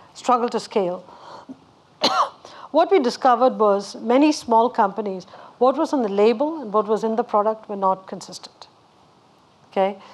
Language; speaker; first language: English; non-native, local second language; Tamil